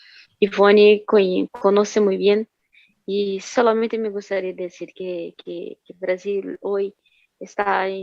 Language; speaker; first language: Spanish; non-native, fluent; Portuguese